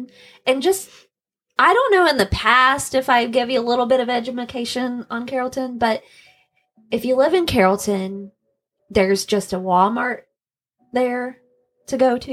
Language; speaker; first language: English; native; English